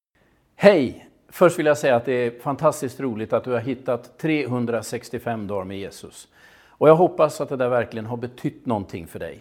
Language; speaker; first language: Swedish; native; Swedish